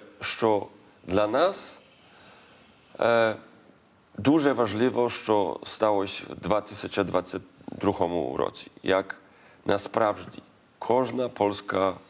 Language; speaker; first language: Ukrainian; non-native, learner; Polish